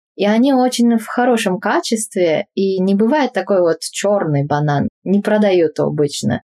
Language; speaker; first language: Russian; non-native, fluent; Japanese